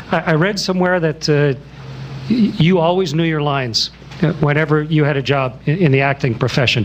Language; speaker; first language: English; native; English